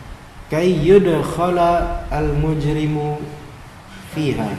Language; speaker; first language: Arabic; non-native, fluent; Indonesian